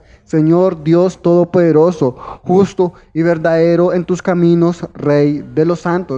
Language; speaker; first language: Spanish; native; Spanish